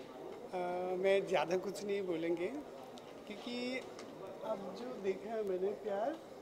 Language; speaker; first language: Hindi; non-native, local second language; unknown